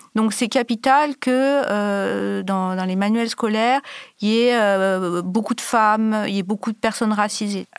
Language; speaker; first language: French; native; French